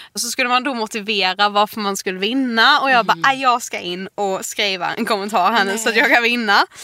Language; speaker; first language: Swedish; native; Swedish